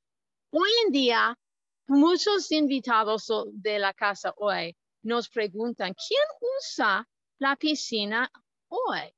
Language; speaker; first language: Spanish; non-native, fluent; English